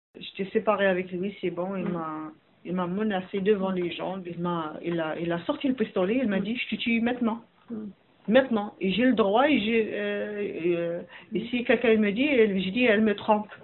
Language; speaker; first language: French; non-native, learner; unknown